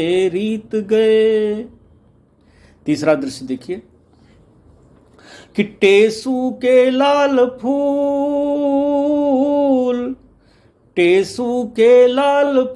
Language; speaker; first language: Hindi; native; Hindi